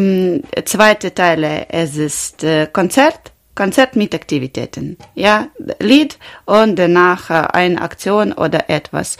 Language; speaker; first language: German; non-native, learner; Ukrainian